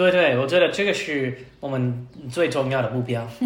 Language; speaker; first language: Chinese; non-native, learner; English